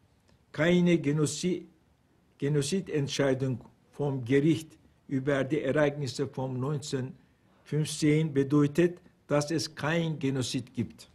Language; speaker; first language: German; non-native, fluent; Turkish